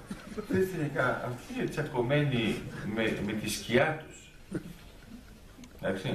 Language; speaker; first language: Greek; early bilingual, heritage; Greek